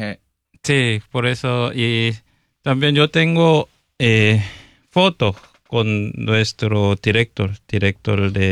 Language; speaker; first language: Spanish; non-native, learner; Korean